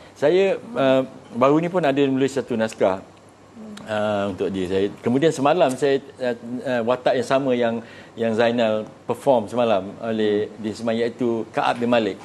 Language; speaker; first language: Malay; native; Malay